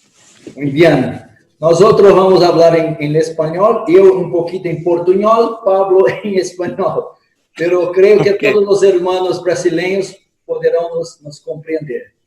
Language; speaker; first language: Spanish; non-native, fluent; Portuguese